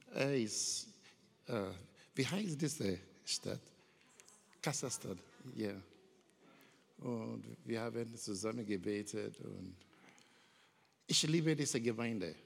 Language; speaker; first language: German; non-native, learner; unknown